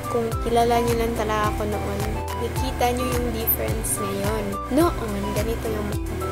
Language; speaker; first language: Filipino; non-native, local second language; Cebuano